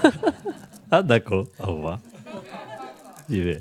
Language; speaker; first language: French; non-native, learner; Tibetan